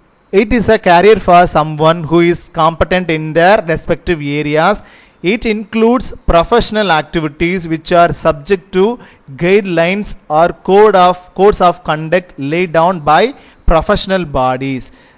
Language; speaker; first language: English; non-native, local second language; Tamil